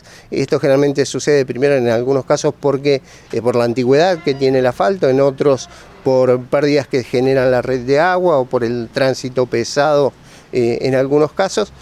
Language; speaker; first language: Spanish; native; Spanish